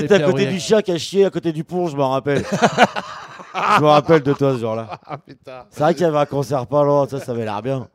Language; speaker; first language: French; native; French